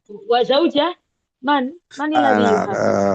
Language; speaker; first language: Arabic; non-native, fluent; Indonesian